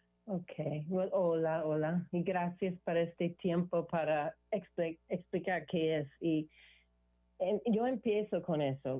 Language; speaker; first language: Spanish; non-native, learner; English